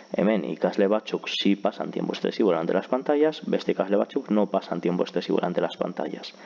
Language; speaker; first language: Spanish; non-native, local second language; Basque